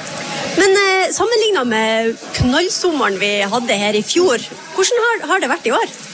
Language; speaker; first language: Norwegian; native; Norwegian